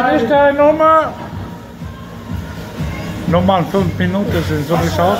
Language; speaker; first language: German; non-native, learner; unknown